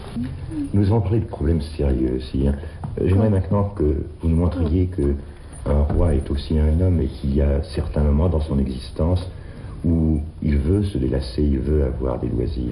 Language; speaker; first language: French; native; French